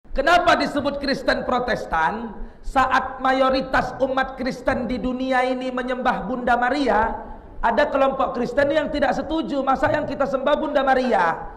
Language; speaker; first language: Indonesian; native; Indonesian